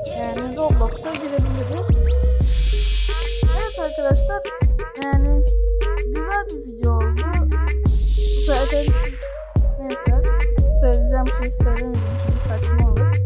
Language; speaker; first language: Turkish; native; Turkish